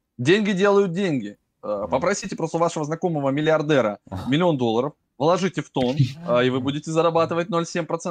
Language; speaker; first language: Russian; native; Russian